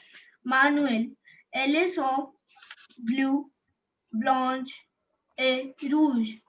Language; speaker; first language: French; non-native, learner; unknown